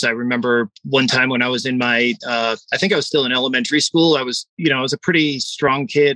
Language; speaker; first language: English; native; English